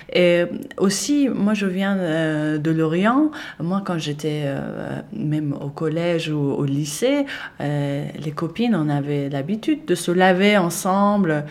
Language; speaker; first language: French; non-native, fluent; Persian